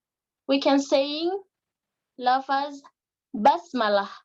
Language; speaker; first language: English; non-native, learner; Indonesian